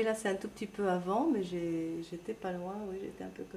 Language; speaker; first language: French; native; French